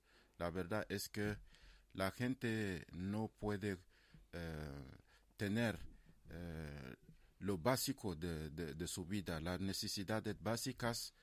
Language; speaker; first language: Spanish; non-native, fluent; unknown